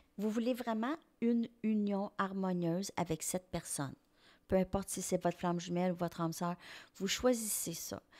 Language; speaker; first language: French; native; French